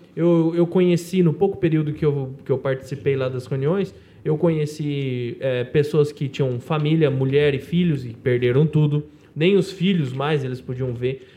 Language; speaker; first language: Portuguese; native; Portuguese